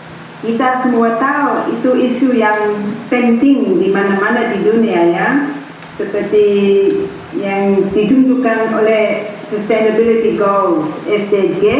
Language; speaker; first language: Indonesian; non-native, fluent; English